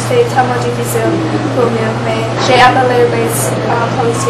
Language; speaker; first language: French; non-native, learner; English